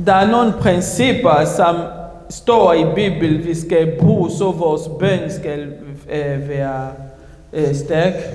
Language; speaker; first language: Swedish; non-native, learner; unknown